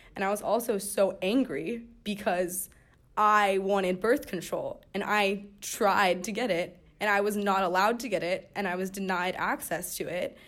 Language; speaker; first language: English; native; English